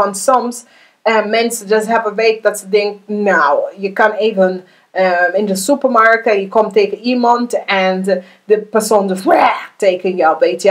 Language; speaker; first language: Dutch; non-native, learner; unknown